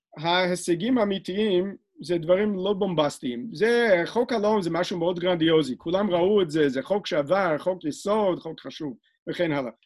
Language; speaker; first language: Hebrew; non-native, fluent; English